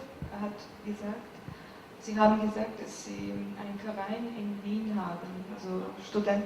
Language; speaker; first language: German; non-native, learner; Azerbaijani